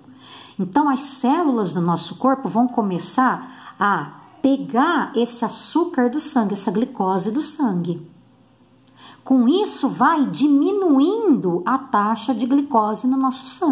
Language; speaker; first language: Portuguese; native; Portuguese